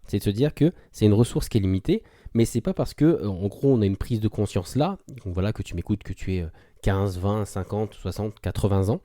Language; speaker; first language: French; native; French